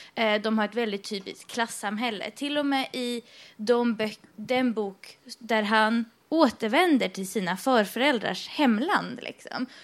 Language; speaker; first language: Swedish; early bilingual, other home language; Persian